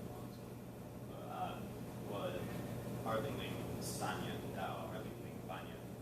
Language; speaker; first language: Chinese; non-native, fluent; English